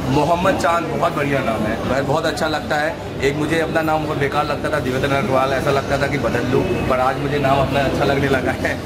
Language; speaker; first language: Hindi; native; Hindi